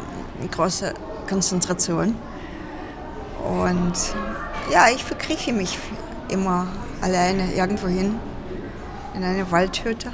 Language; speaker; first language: German; non-native, fluent; Russian